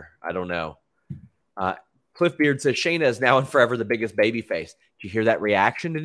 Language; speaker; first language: English; native; English